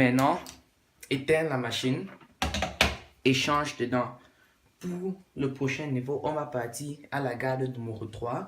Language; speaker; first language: French; non-native, local second language; English